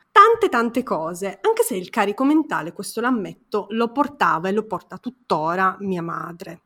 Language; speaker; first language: Italian; early bilingual, other home language; Romanian